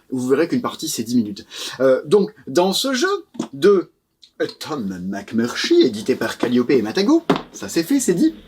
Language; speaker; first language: French; native; French